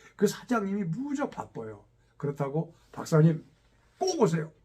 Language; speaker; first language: Korean; native; Korean